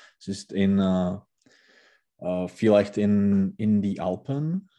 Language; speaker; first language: German; non-native, learner; Czech